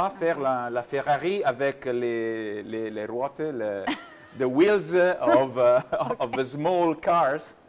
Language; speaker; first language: French; non-native, learner; Italian